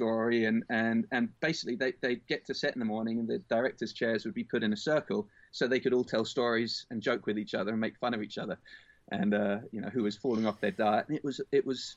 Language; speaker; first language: English; native; English